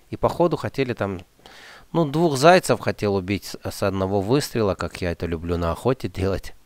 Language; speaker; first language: Russian; non-native, fluent; Azerbaijani